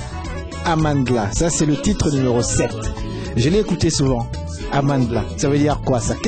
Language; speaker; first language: French; native; French